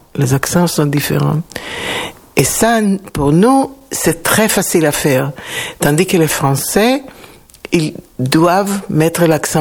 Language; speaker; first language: French; non-native, fluent; Hebrew